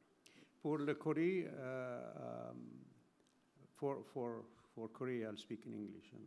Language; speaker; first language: French; non-native, fluent; Arabic